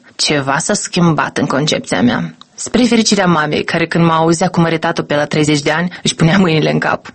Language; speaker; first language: Romanian; native; Romanian